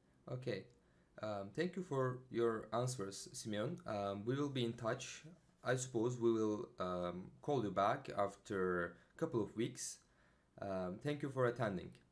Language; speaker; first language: English; non-native, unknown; Turkish